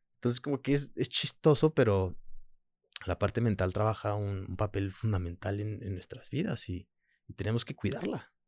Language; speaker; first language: Spanish; early bilingual, other home language; French